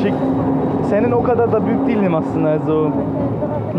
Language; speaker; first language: Turkish; early bilingual, heritage; Turkish